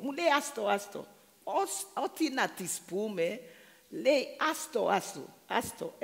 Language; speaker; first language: Greek; non-native, fluent; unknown